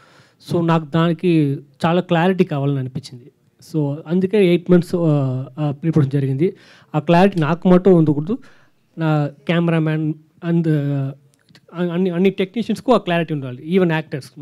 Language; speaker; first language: Telugu; non-native, learner; Tamil